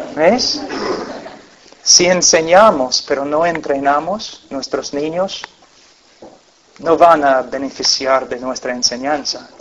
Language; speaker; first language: Spanish; non-native, fluent; English